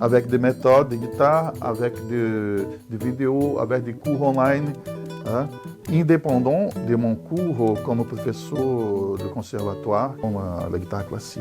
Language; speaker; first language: French; non-native, fluent; Portuguese